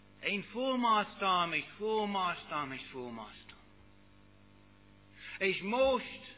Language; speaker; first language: Hungarian; non-native, learner; English